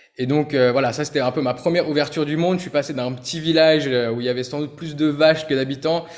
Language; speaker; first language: French; native; French